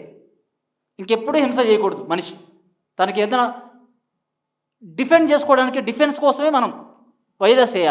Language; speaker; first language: Telugu; native; Telugu